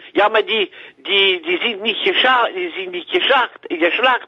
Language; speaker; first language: German; non-native, learner; French